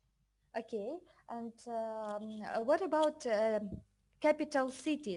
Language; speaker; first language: English; non-native, fluent; Russian